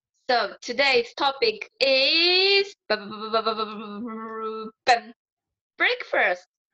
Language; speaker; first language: English; non-native, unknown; Japanese